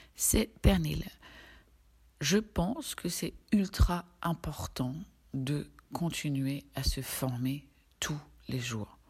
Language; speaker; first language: French; non-native, fluent; Danish